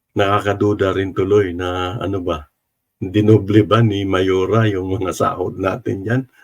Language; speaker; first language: Filipino; non-native, local second language; Cebuano